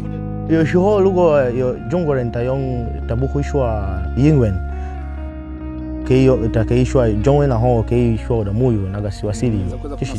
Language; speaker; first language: Chinese; non-native, learner; Swahili